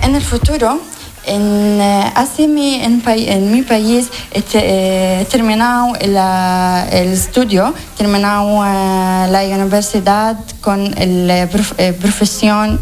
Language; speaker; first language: Spanish; non-native, learner; Arabic